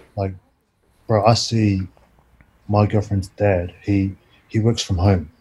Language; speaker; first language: English; native; English